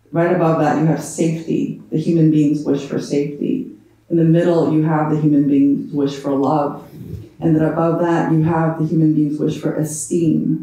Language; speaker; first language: English; native; English